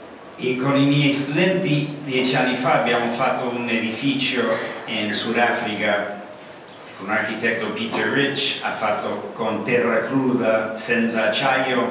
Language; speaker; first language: Italian; non-native, learner; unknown